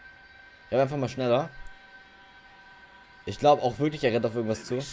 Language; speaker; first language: German; native; German